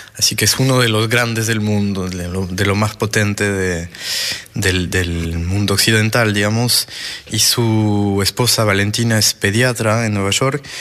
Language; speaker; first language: Spanish; non-native, fluent; French